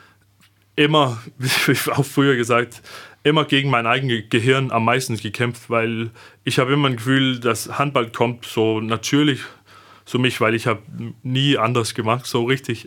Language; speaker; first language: German; non-native, fluent; Danish